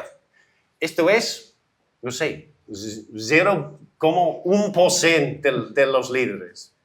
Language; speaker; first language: Portuguese; non-native, learner; English